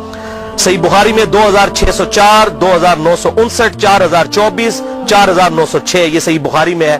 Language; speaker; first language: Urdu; non-native, local second language; Punjabi